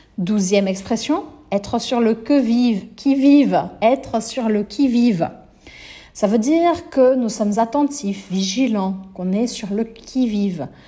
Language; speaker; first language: French; non-native, fluent; Portuguese